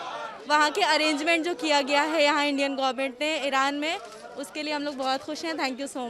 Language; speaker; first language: Hindi; native; Hindi